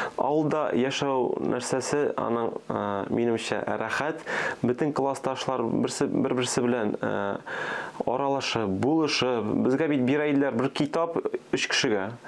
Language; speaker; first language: Tatar; early bilingual, other home language; Armenian